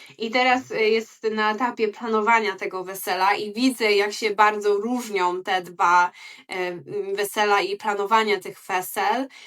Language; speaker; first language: Polish; early bilingual, heritage; Polish